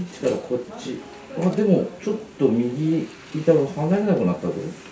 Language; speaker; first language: Japanese; native; Japanese